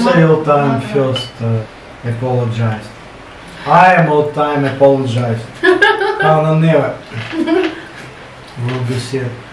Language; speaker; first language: English; non-native, learner; Russian